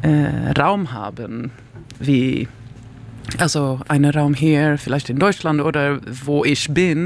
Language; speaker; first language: German; non-native, learner; Swedish